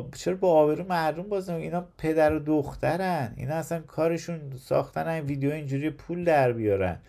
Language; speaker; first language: Persian; native; Persian